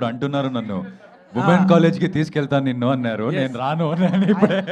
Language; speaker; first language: Telugu; non-native, fluent; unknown